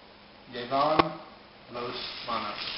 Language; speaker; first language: Spanish; non-native, learner; English